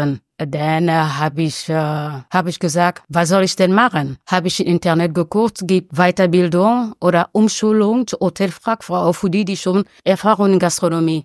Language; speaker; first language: German; non-native, learner; French